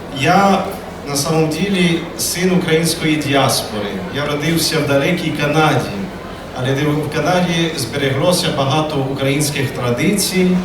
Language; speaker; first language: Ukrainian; early bilingual, heritage; Ukrainian